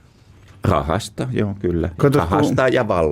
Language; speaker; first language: Finnish; native; Finnish